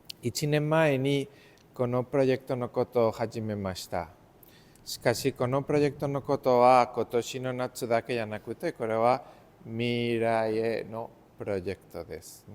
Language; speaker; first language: Japanese; non-native, learner; Spanish